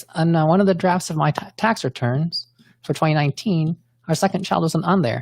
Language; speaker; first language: English; native; English